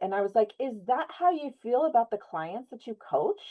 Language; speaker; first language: English; native; English